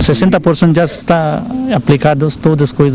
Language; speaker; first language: Portuguese; non-native, learner; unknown